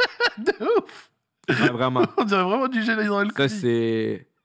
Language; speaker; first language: French; native; French